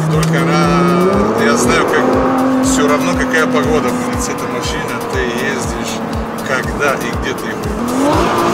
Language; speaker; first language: Russian; non-native, learner; Bulgarian